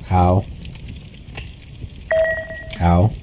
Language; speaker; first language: Chinese; non-native, learner; English